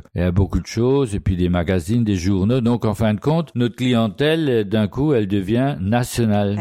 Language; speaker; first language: French; native; French